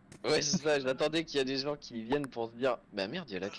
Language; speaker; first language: French; native; French